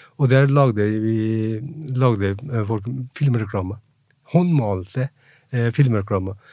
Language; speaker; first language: Norwegian; non-native, fluent; Punjabi